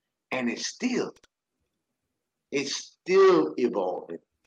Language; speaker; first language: English; native; English